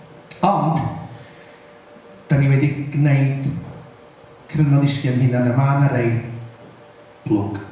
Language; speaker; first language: Welsh; native; Welsh